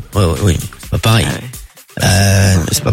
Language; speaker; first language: French; native; French